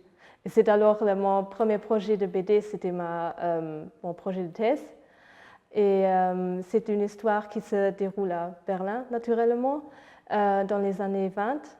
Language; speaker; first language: French; non-native, fluent; Luxembourgish